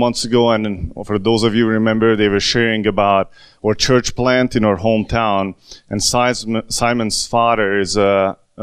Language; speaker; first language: English; non-native, fluent; Hungarian